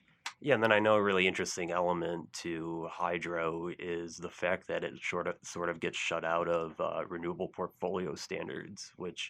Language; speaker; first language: English; native; English